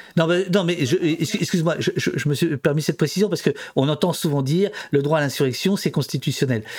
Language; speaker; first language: French; native; French